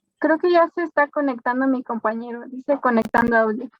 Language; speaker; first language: Spanish; native; Spanish